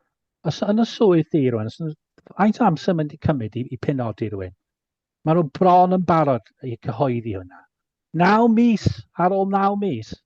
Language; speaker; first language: Welsh; native; Welsh